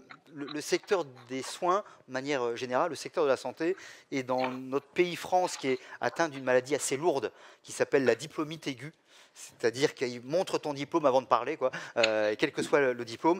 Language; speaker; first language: French; native; French